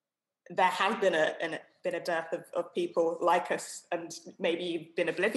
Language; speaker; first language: English; native; English